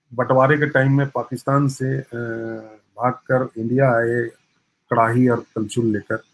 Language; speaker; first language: Hindi; native; Hindi